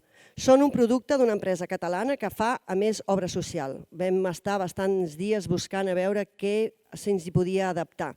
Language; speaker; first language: Catalan; native; Catalan